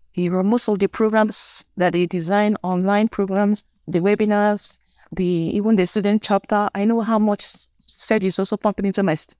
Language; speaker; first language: English; non-native, local second language; Igbo